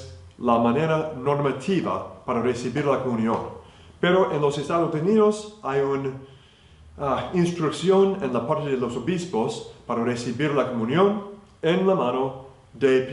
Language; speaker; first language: Spanish; non-native, fluent; English